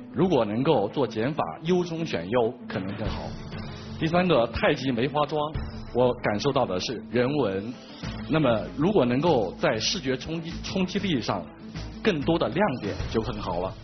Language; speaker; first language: Chinese; native; Chinese